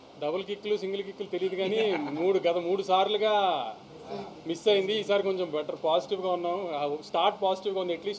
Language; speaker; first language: Telugu; native; Telugu